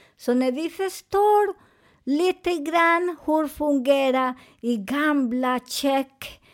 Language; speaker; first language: Swedish; non-native, fluent; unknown